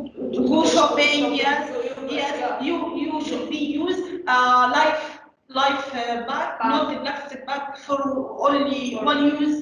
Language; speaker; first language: English; non-native, learner; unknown